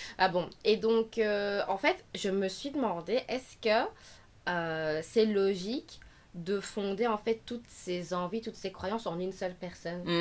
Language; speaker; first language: French; native; French